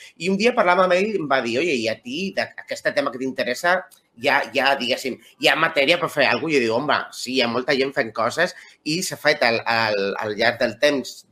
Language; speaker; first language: Catalan; non-native, local second language; Spanish